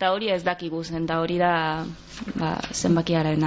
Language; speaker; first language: Basque; non-native, local second language; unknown